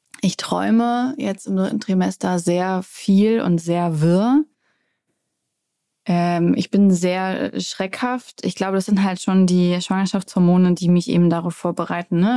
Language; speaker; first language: German; native; German